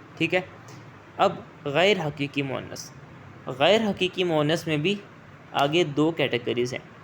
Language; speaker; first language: Urdu; native; Urdu